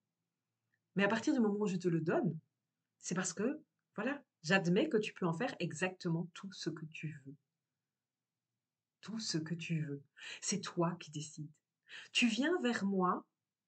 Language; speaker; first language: French; native; French